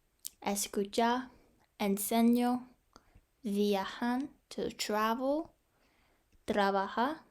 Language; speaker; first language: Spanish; non-native, learner; English